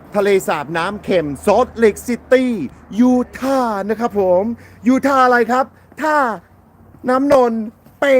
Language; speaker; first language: Thai; non-native, fluent; English